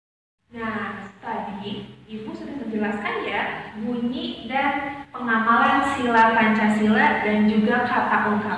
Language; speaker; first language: Indonesian; native; Indonesian